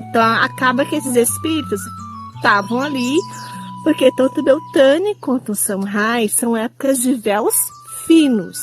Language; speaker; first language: Portuguese; native; Portuguese